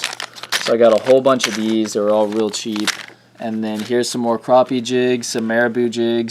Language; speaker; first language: English; native; English